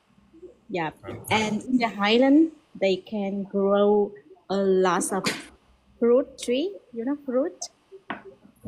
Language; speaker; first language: English; non-native, learner; Vietnamese